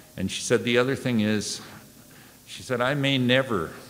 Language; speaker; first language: English; native; English